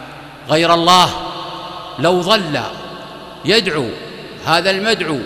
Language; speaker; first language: Arabic; native; Arabic